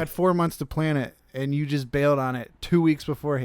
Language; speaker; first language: English; native; English